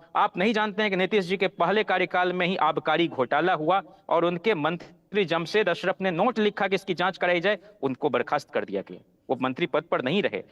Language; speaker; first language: Hindi; native; Hindi